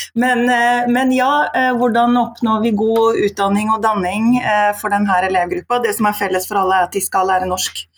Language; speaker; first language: Norwegian; native; Norwegian